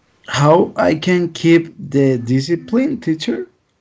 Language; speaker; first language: English; non-native, learner; Spanish